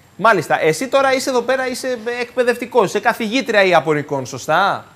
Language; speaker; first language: Greek; native; Greek